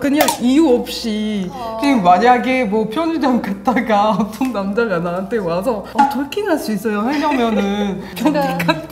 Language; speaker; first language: Korean; non-native, learner; French